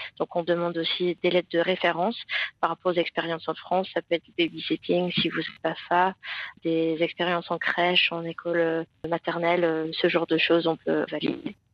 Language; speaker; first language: French; non-native, fluent; English